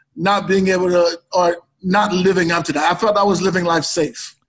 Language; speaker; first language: English; native; English